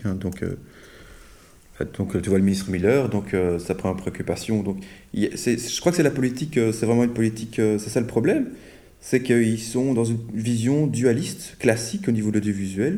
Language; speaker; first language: French; native; French